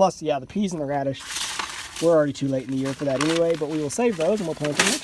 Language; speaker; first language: English; native; English